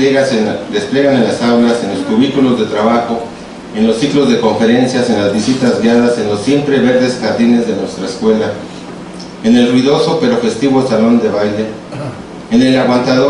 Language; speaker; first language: Spanish; native; Spanish